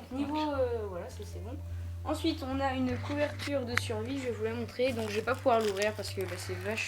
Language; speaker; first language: French; native; French